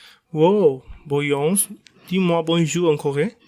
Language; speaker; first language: French; non-native, learner; Spanish